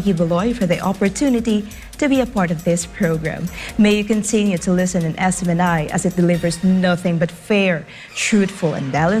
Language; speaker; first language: English; non-native, local second language; Filipino